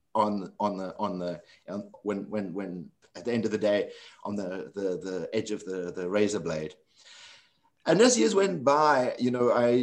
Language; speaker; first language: English; non-native, local second language; Afrikaans